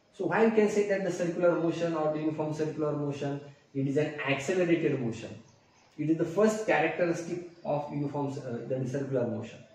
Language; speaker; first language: English; non-native, local second language; Marathi